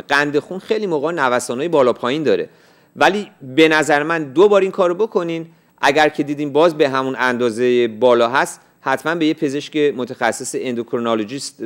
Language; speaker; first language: Persian; native; Persian